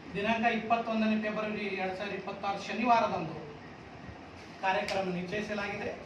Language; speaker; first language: Kannada; non-native, local second language; Lambadi